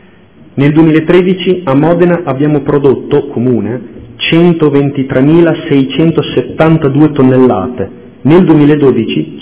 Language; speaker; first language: Italian; native; Italian